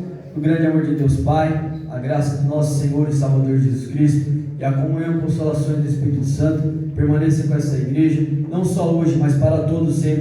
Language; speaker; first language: Portuguese; native; Portuguese